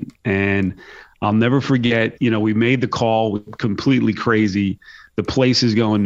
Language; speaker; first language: English; native; English